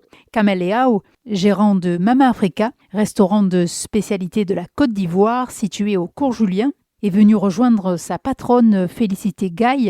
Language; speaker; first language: French; native; French